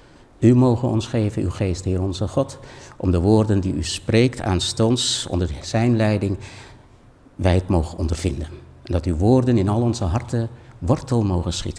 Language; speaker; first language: Dutch; non-native, fluent; Indonesian